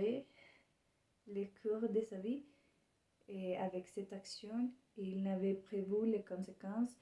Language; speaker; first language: French; non-native, learner; Spanish